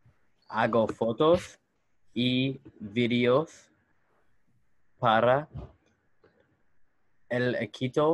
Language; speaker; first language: Spanish; non-native, learner; English